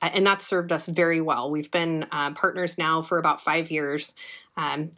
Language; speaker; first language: English; native; English